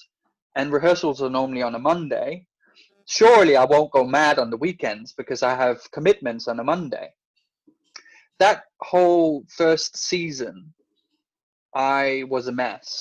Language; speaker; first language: English; non-native, fluent; Danish